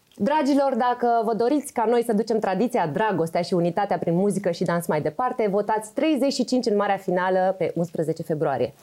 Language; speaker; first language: Romanian; native; Romanian